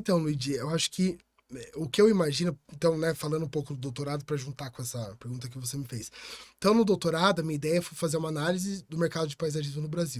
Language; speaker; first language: Portuguese; native; Portuguese